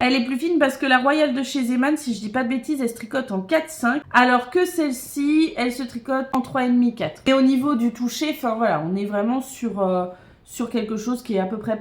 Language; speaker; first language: French; native; French